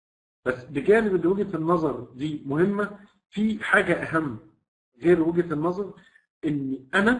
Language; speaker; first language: Arabic; native; Arabic